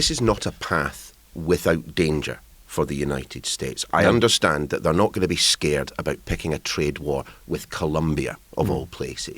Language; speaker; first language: English; native; English